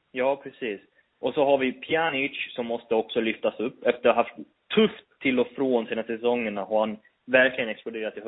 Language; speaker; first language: Swedish; native; Swedish